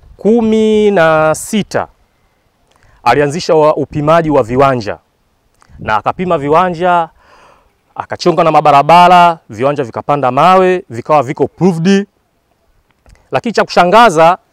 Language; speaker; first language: Swahili; native; Swahili